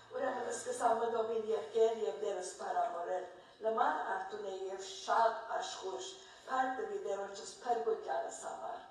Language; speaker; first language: Armenian; early bilingual, heritage; Armenian